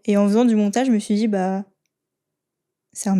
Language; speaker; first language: French; native; French